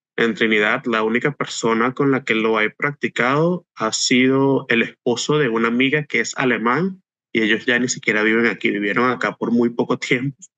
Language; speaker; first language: Spanish; native; Spanish